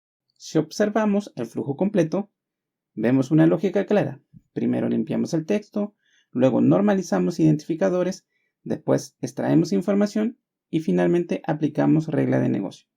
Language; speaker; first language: Spanish; native; Spanish